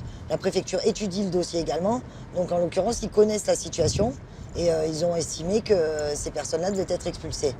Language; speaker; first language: French; native; French